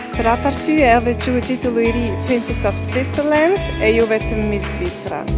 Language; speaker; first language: Albanian; early bilingual, heritage; Albanian